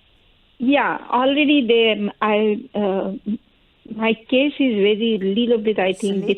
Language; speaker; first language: English; non-native, learner; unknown